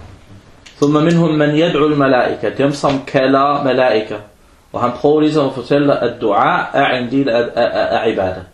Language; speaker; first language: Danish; early bilingual, other home language; Arabic